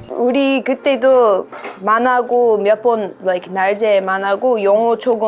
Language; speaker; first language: Korean; non-native, learner; English